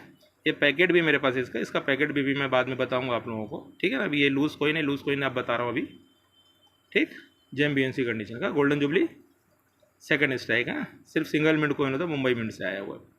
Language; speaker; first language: Hindi; native; Hindi